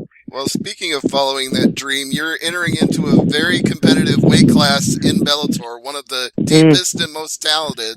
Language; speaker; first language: English; native; English